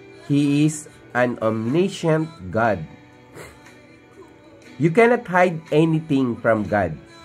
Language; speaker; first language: English; non-native, local second language; Filipino